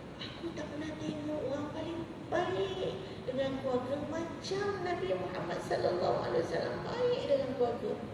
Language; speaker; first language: Malay; native; Malay